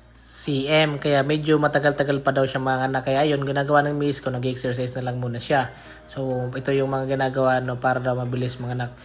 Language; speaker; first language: Filipino; non-native, local second language; Bikol